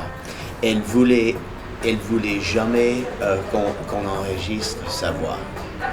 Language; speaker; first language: French; early bilingual, heritage; English